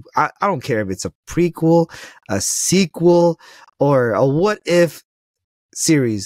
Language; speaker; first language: English; native; English